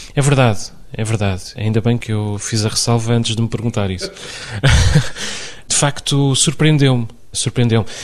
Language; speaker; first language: Portuguese; native; Portuguese